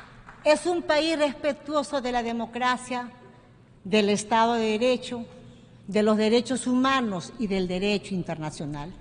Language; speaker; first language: Spanish; native; Spanish